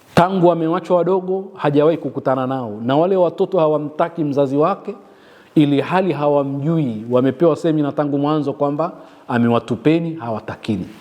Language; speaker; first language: Swahili; native; Swahili